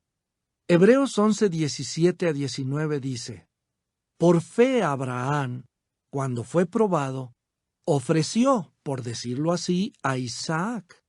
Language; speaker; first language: Spanish; native; Spanish